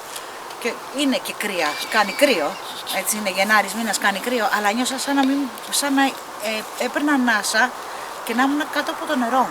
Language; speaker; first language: Greek; native; Greek